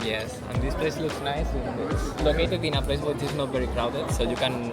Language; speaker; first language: English; non-native, fluent; Spanish